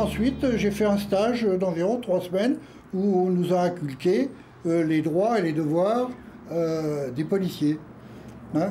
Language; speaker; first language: French; native; French